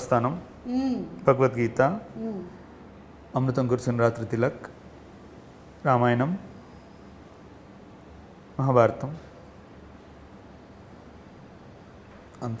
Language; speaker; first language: Telugu; native; Telugu